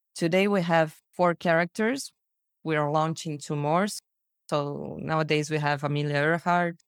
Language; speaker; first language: English; early bilingual, other home language; Portuguese